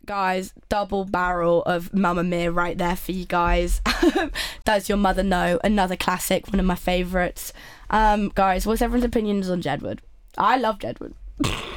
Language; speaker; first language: English; native; English